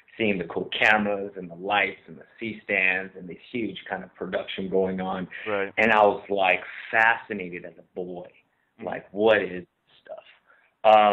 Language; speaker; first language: English; native; English